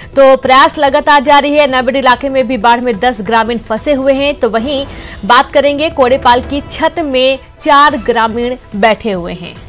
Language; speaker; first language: Hindi; native; Hindi